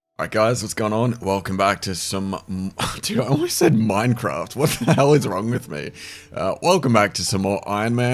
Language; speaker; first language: English; native; English